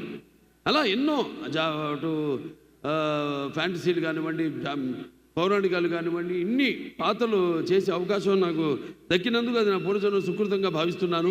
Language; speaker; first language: Telugu; native; Telugu